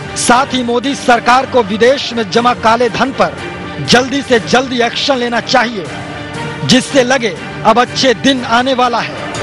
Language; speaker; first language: Hindi; native; Hindi